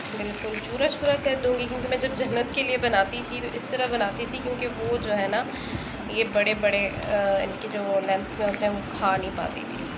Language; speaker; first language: Urdu; non-native, local second language; Punjabi